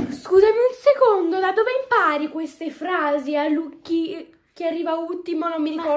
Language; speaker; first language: Italian; native; Italian